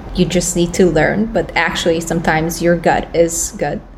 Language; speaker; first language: English; non-native, fluent; Romanian